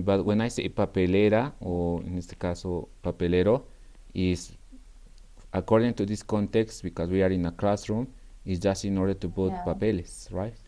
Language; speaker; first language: English; non-native, fluent; Spanish